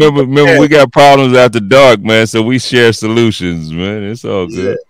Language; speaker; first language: English; native; English